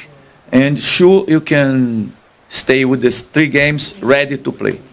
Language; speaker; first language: English; non-native, learner; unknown